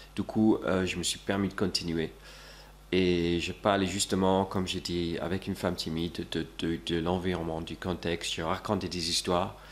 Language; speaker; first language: French; non-native, fluent; English